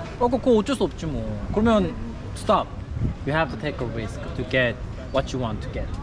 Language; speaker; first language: Korean; native; Korean